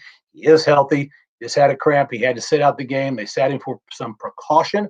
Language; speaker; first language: English; native; English